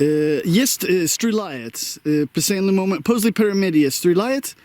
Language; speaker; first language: Russian; non-native, learner; English